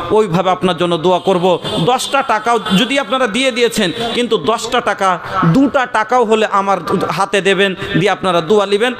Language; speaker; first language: Bangla; non-native, local second language; Bhojpuri